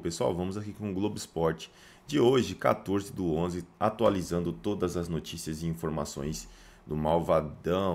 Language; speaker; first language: Portuguese; native; Portuguese